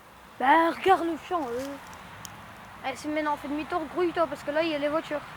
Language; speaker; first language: French; native; French